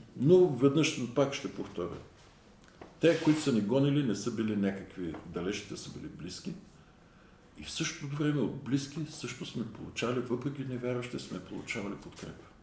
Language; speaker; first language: Bulgarian; native; Bulgarian